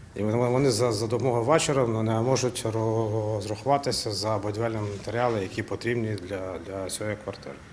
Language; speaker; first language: Ukrainian; non-native, local second language; Russian